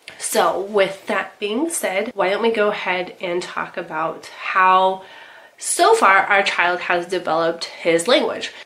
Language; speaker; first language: English; native; English